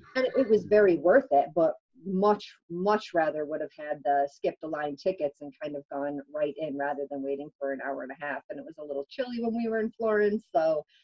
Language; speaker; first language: English; native; English